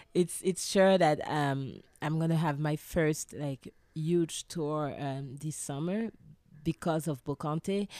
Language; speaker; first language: English; non-native, fluent; French